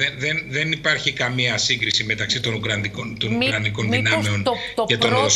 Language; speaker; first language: Greek; native; Greek